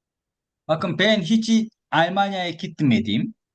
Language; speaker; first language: Turkish; non-native, fluent; Korean